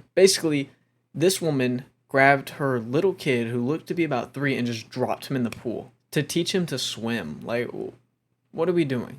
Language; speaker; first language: English; native; English